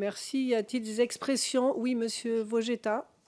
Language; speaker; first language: French; native; French